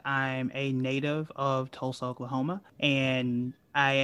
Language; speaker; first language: English; native; English